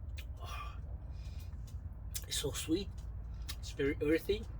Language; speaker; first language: English; non-native, fluent; Chinese